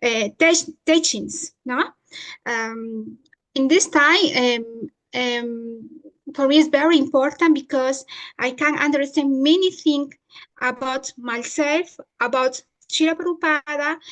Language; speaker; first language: English; non-native, learner; Spanish